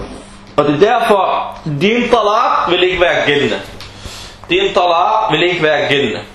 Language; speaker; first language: Danish; early bilingual, other home language; Arabic